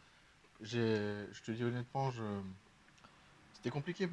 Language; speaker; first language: French; native; French